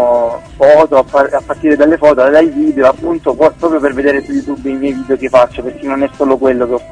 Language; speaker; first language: Italian; native; Italian